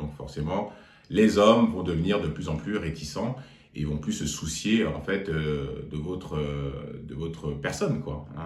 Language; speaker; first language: French; native; French